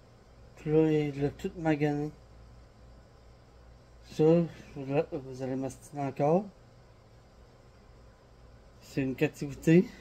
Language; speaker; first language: French; native; French